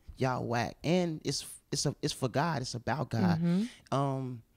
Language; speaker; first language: English; native; English